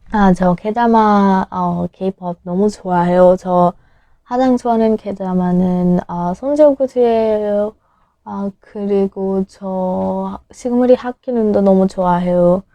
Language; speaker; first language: Korean; non-native, learner; English